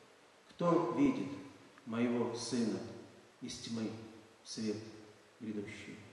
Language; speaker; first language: Russian; native; Russian